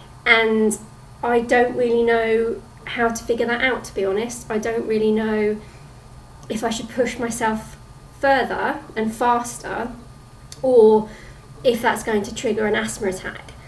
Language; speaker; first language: English; native; English